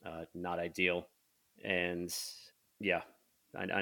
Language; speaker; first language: English; native; English